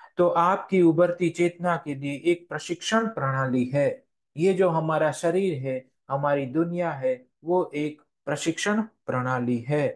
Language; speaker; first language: Hindi; non-native, local second language; Gujarati